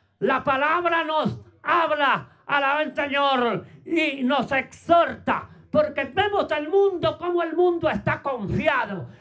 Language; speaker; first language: Spanish; native; Spanish